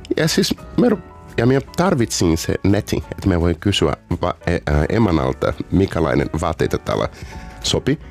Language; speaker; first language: Finnish; non-native, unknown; Portuguese